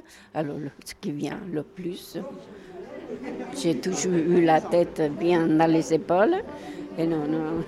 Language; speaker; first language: French; non-native, fluent; Spanish